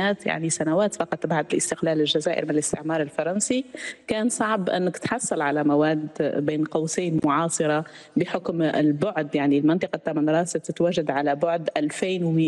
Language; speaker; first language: Arabic; native; Arabic